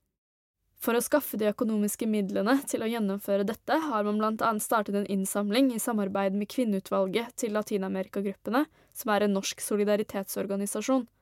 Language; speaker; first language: Norwegian; native; Norwegian